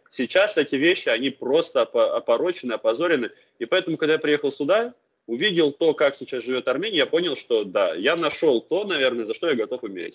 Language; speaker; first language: Russian; native; Russian